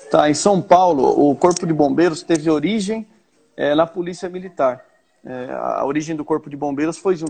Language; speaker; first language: Portuguese; native; Portuguese